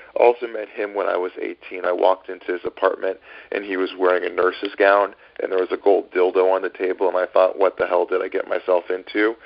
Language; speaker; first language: English; native; English